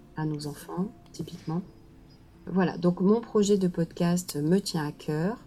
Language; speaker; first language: French; native; French